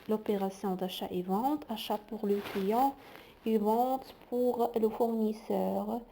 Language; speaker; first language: French; non-native, local second language; Arabic